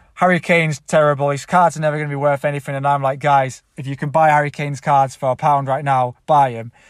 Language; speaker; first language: English; native; English